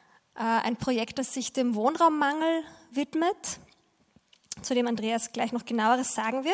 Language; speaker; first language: German; native; German